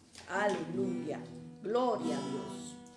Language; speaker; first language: Spanish; native; Spanish